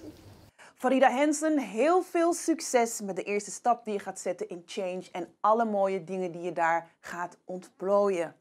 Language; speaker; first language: Dutch; native; Dutch